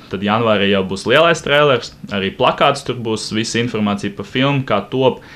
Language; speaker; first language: Latvian; non-native, local second language; Russian